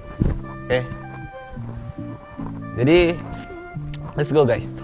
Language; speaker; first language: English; non-native, learner; Indonesian